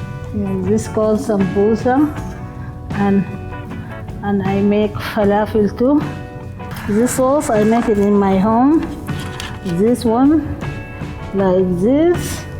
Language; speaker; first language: English; non-native, learner; Arabic